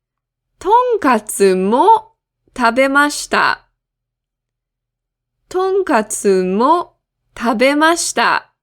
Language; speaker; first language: Japanese; non-native, fluent; English